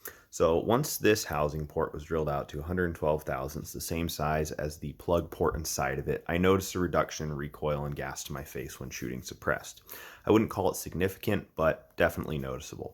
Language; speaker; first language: English; native; English